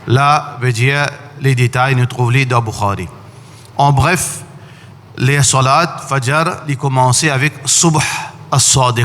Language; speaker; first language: French; non-native, learner; Morisyen